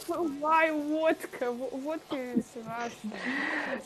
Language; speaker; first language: English; non-native, learner; Russian